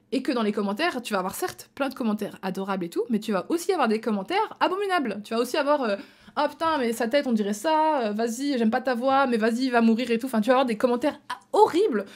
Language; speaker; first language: French; native; French